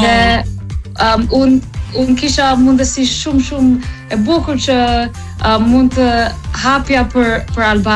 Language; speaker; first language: Albanian; early bilingual, heritage; English